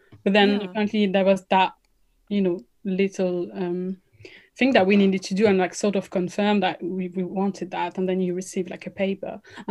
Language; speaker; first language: English; non-native, fluent; French